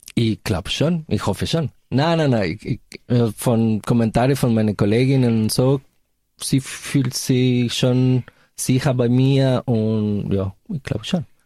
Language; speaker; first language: German; non-native, fluent; Spanish